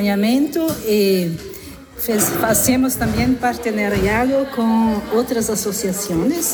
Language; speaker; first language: Spanish; non-native, learner; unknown